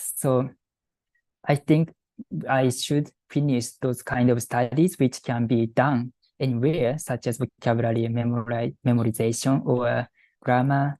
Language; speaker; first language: English; non-native, fluent; Japanese